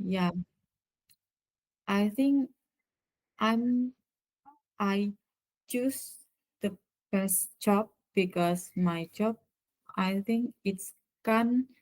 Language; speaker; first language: English; non-native, learner; Indonesian